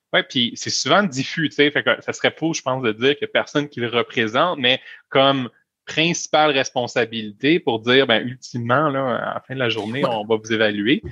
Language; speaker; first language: French; native; French